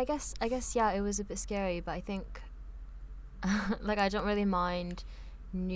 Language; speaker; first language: English; early bilingual, other home language; Vietnamese